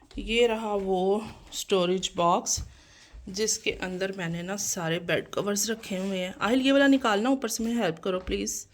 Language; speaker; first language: Urdu; non-native, local second language; Punjabi